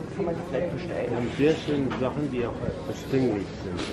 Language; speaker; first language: German; native; German